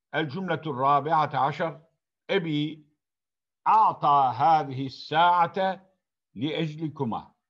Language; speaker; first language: Arabic; non-native, fluent; Turkish